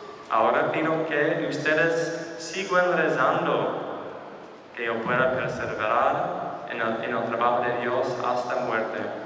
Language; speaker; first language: Spanish; non-native, fluent; English